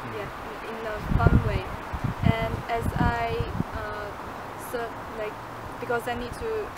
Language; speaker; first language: English; non-native, fluent; Chinese